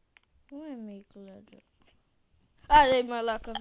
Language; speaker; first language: Bulgarian; non-native, learner; English